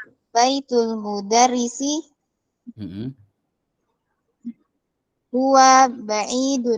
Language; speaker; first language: Arabic; non-native, learner; Indonesian